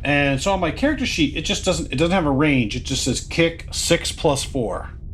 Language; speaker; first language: English; native; English